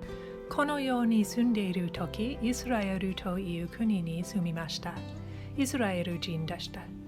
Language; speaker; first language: Japanese; non-native, learner; English